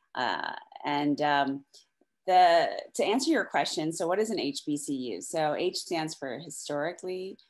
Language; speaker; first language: English; native; English